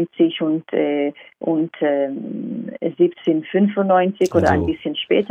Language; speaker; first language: German; non-native, fluent; Hebrew